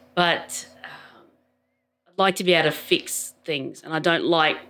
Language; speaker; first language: English; native; English